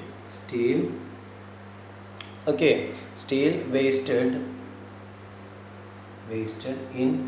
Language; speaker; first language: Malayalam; native; Malayalam